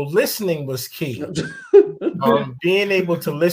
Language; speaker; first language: English; early bilingual, other home language; Akan